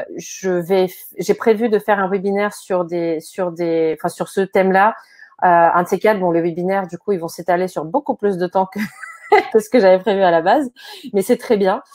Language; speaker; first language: French; non-native, fluent; Ukrainian